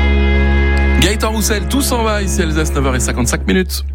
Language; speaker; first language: French; native; French